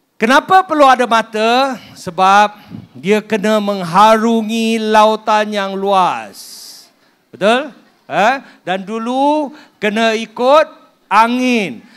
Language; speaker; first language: Malay; non-native, local second language; Min Nan Chinese